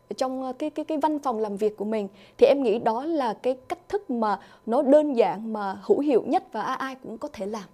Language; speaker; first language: Vietnamese; early bilingual, other home language; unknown